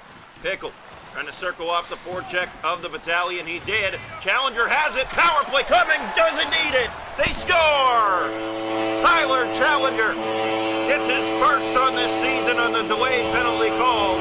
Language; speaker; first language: English; native; English